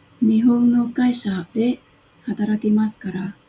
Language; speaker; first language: Japanese; non-native, learner; Vietnamese